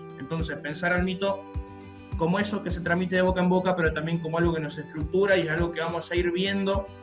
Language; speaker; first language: Spanish; native; Spanish